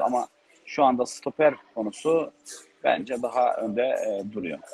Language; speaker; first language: Turkish; native; Turkish